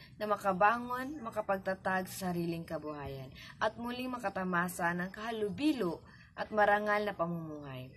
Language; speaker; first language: Filipino; native; Filipino